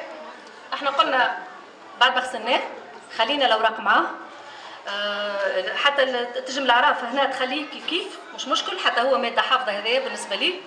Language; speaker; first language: Arabic; native; Arabic